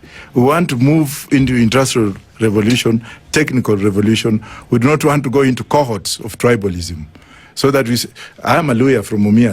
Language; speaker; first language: English; non-native, local second language; Luyia